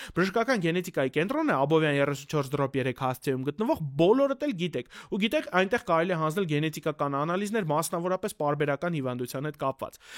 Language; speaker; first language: Armenian; native; Armenian